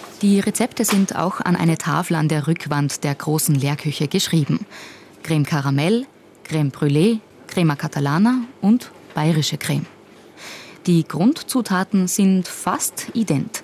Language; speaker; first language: German; native; German